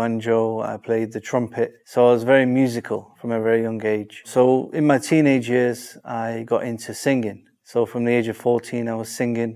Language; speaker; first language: English; native; English